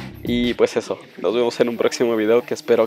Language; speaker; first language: Spanish; native; Spanish